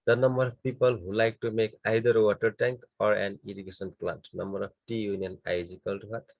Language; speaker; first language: English; non-native, local second language; Nepali